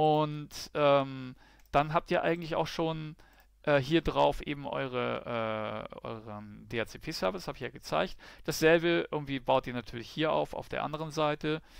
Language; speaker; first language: German; native; German